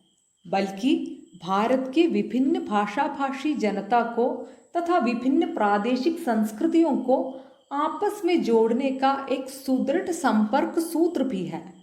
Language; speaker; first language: Hindi; non-native, local second language; Malayalam